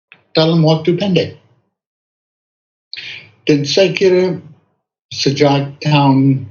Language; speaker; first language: Indonesian; non-native, fluent; English